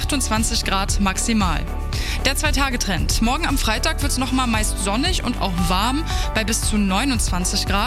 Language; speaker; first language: German; native; German